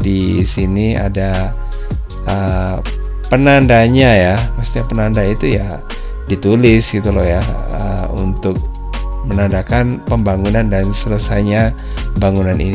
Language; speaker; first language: Indonesian; native; Indonesian